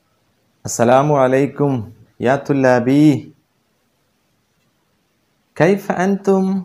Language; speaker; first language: Arabic; non-native, fluent; Malayalam